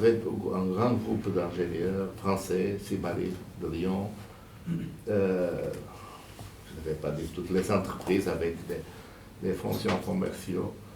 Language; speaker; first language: French; non-native, fluent; Portuguese